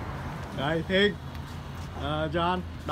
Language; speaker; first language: Vietnamese; early bilingual, heritage; Vietnamese